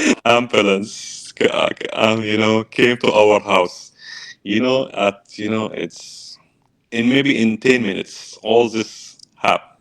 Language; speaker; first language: English; non-native, learner; Arabic